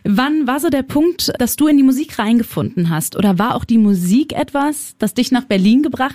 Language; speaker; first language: German; native; German